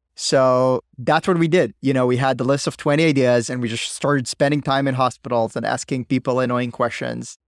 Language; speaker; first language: English; non-native, fluent; Hebrew